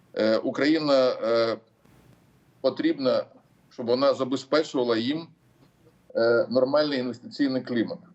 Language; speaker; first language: Ukrainian; non-native, local second language; Russian